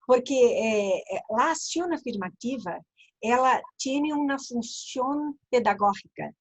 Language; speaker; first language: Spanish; non-native, learner; Portuguese